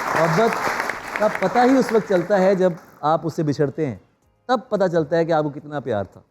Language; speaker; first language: Urdu; non-native, local second language; Punjabi